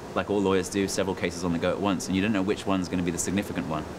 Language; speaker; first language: English; native; English